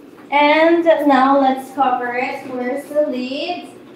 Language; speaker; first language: English; non-native, local second language; Filipino